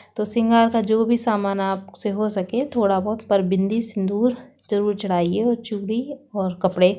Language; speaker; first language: Hindi; native; Hindi